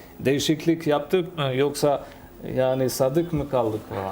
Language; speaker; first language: Turkish; non-native, fluent; Albanian